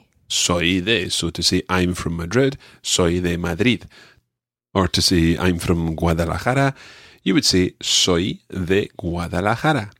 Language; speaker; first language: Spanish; non-native, fluent; English